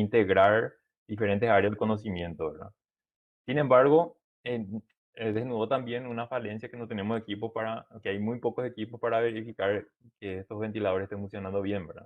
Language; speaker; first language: Spanish; native; Spanish